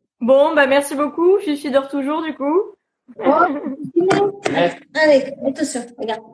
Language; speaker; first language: French; native; French